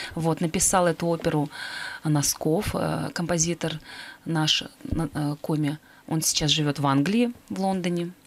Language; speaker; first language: Russian; native; Russian